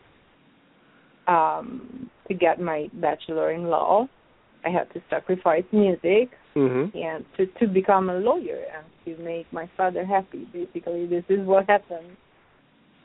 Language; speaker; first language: English; non-native, fluent; Italian